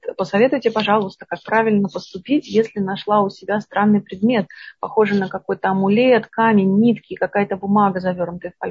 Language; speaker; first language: Russian; native; Russian